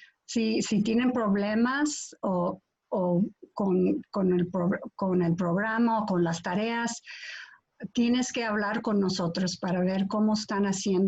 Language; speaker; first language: Spanish; non-native, fluent; English